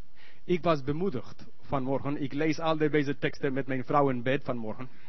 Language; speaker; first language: Dutch; non-native, learner; English